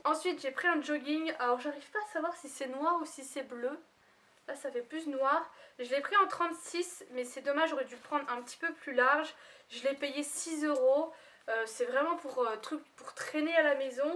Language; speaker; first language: French; native; French